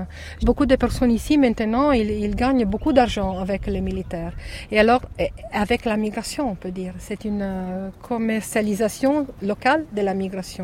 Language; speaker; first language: French; non-native, learner; Italian